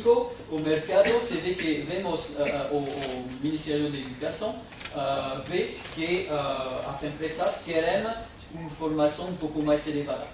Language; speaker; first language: Portuguese; non-native, fluent; French